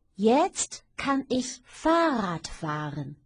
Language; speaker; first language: German; non-native, fluent; Chinese